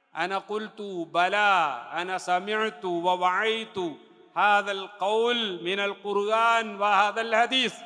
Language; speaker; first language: Arabic; non-native, fluent; Malayalam